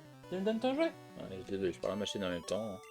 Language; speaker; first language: French; native; French